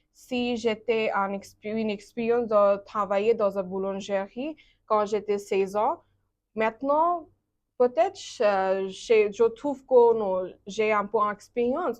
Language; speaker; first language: French; non-native, learner; Bangla